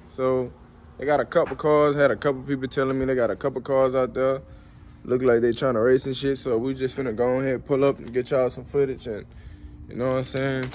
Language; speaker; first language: English; native; English